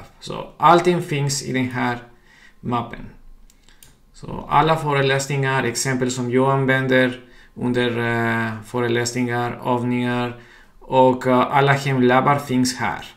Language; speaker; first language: Swedish; non-native, fluent; Spanish